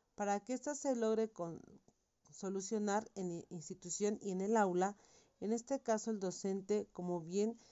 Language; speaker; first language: Spanish; native; Spanish